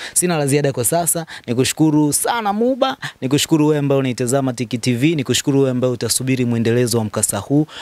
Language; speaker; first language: Swahili; native; Swahili